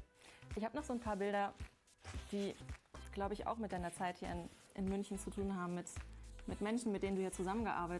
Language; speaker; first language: German; native; German